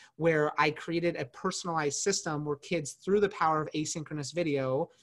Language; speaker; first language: English; native; English